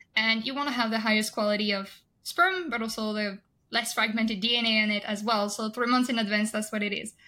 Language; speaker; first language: English; non-native, fluent; French